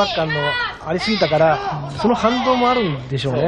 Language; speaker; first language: Japanese; native; Japanese